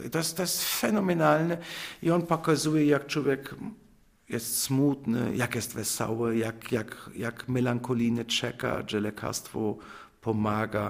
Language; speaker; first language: Polish; non-native, fluent; German